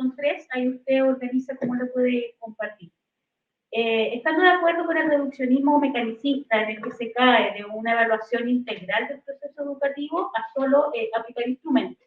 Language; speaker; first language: Spanish; native; Spanish